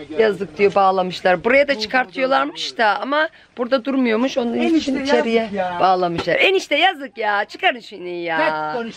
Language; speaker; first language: Turkish; native; Turkish